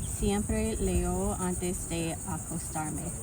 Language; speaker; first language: Spanish; non-native, learner; Lao